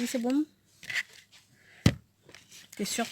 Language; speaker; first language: French; native; French